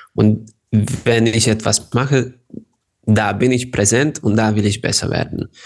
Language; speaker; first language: German; non-native, fluent; Serbian